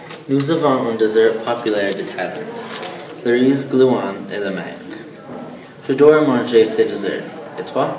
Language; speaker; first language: French; non-native, learner; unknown